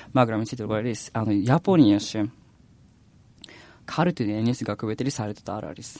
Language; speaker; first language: Georgian; non-native, learner; Japanese